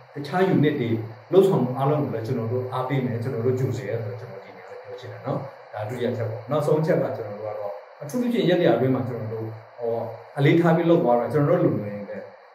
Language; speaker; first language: Burmese; non-native, local second language; S'gaw Karen